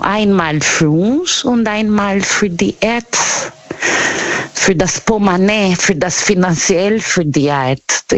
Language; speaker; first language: German; non-native, learner; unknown